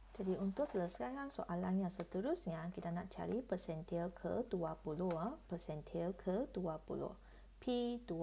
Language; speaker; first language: Malay; non-native, local second language; Chinese